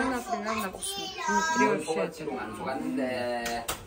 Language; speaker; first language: Russian; non-native, local second language; Kazakh